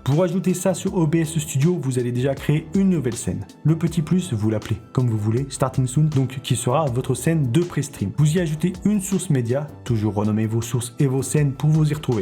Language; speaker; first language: French; native; French